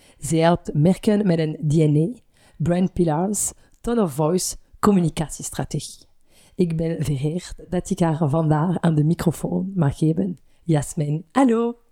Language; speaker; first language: Dutch; non-native, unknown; French